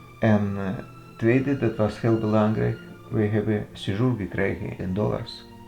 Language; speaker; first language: Dutch; non-native, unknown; Russian